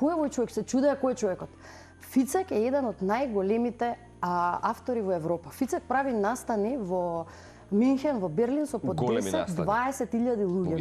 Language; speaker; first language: Macedonian; native; Macedonian